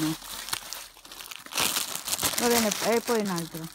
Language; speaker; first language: Italian; non-native, learner; Filipino